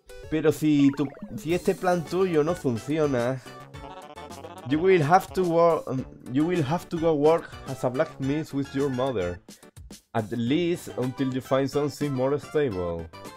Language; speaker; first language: English; non-native, learner; Spanish